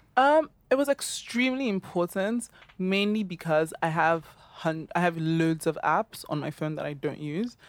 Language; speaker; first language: English; non-native, local second language; Yoruba